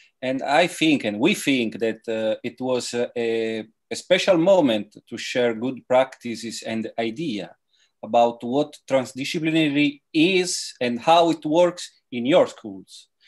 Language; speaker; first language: English; non-native, fluent; Italian